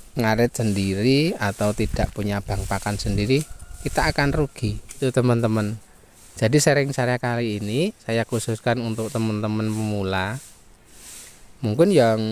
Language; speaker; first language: Indonesian; non-native, local second language; Javanese